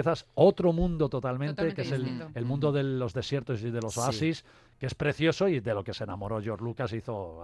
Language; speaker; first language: Spanish; native; Spanish